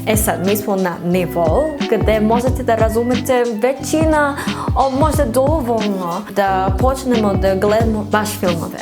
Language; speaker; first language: Serbian; non-native, learner; English